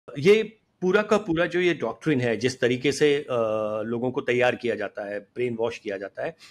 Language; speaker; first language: Hindi; native; Hindi